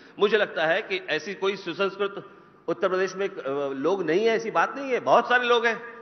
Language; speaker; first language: Hindi; non-native, local second language; Marathi